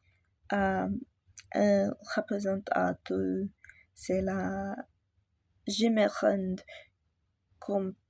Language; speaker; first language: French; non-native, learner; English